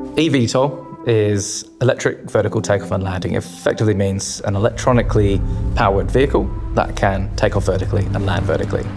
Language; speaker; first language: English; native; English